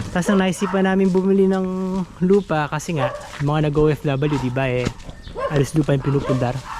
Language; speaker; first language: Filipino; non-native, local second language; Pampanga